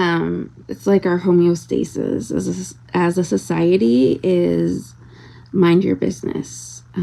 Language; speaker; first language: English; native; English